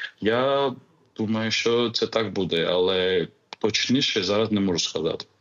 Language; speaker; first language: Ukrainian; non-native, fluent; Georgian